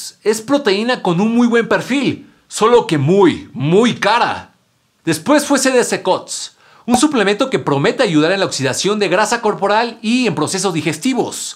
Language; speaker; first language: Spanish; native; Spanish